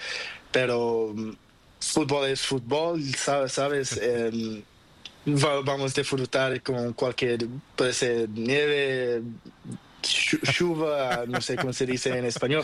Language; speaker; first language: Spanish; non-native, learner; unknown